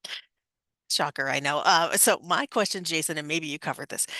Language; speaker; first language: English; native; English